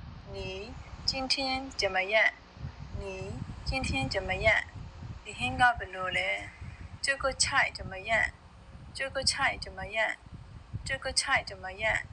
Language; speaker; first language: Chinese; non-native, fluent; Burmese